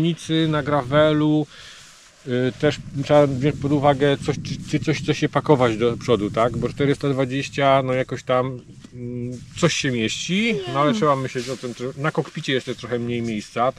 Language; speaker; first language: Polish; native; Polish